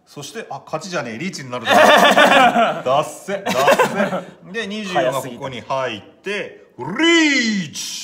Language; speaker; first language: Japanese; native; Japanese